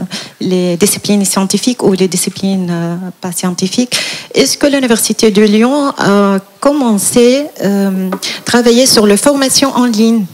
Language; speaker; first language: French; non-native, fluent; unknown